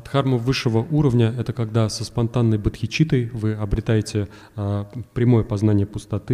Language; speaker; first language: Russian; native; Russian